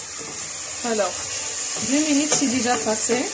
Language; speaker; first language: French; non-native, local second language; Arabic